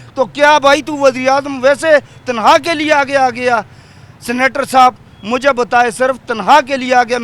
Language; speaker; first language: Urdu; non-native, local second language; Pashto